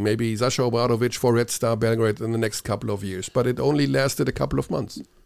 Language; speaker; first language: English; non-native, fluent; German